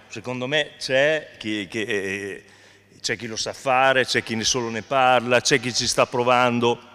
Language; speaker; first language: Italian; native; Italian